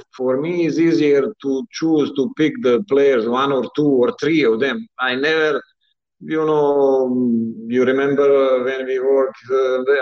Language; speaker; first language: English; non-native, fluent; Bosnian